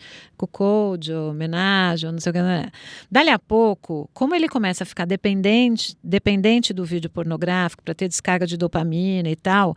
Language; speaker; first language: Portuguese; native; Portuguese